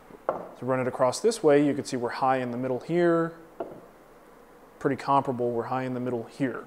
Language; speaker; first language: English; native; English